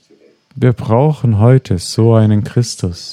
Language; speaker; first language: German; non-native, fluent; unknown